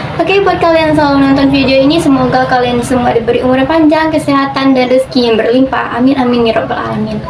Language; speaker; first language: Indonesian; native; Indonesian